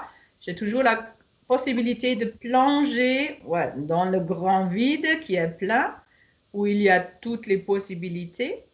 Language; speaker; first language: French; non-native, fluent; German